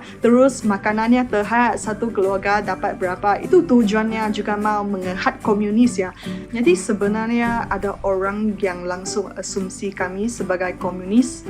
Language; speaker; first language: Indonesian; non-native, fluent; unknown